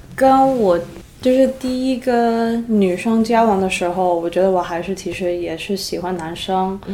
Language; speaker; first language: Chinese; early bilingual, heritage; Cantonese